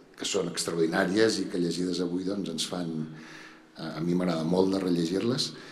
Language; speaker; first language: Catalan; native; Catalan